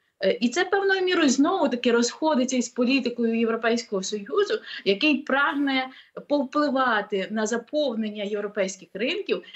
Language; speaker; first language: Ukrainian; native; Ukrainian